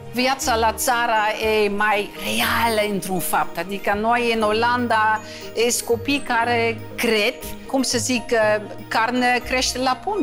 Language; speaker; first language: Romanian; non-native, fluent; Dutch